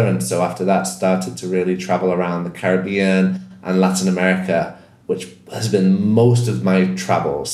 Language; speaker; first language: English; native; English